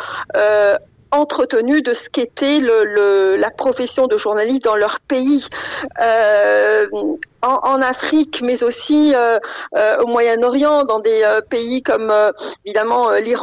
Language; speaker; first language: French; non-native, local second language; Arabic